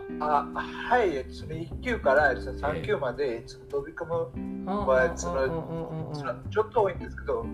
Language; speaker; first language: Japanese; non-native, learner; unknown